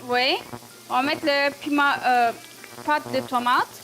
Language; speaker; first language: French; non-native, learner; Turkish